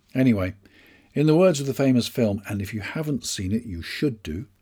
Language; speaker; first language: English; native; English